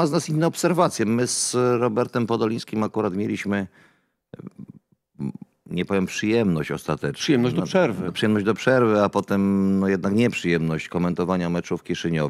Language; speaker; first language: Polish; native; Polish